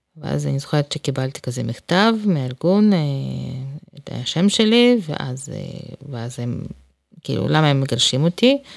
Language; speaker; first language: Hebrew; non-native, fluent; Russian